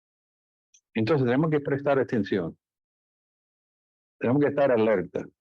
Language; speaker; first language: Spanish; non-native, fluent; English